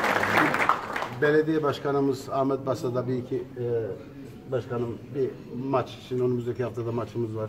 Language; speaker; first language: Turkish; native; Turkish